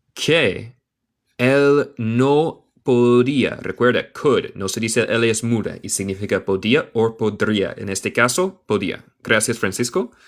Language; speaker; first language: Spanish; non-native, learner; English